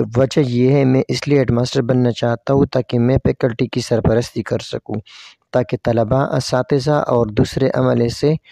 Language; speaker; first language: Urdu; non-native, local second language; Pashto